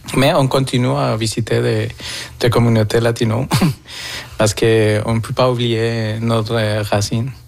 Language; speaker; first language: French; non-native, fluent; Spanish